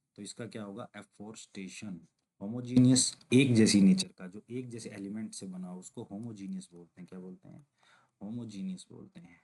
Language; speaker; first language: Hindi; native; Hindi